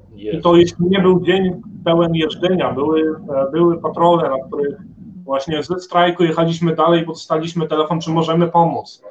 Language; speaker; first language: Polish; native; Polish